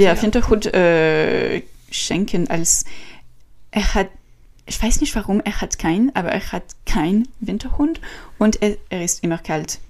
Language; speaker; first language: German; non-native, learner; French